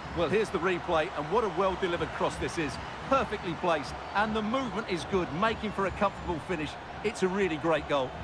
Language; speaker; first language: English; native; English